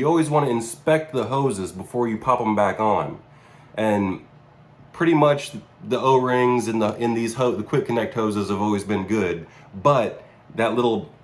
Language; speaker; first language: English; native; English